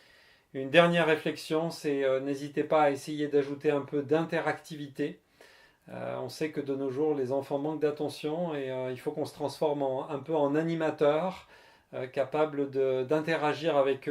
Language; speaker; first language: French; native; French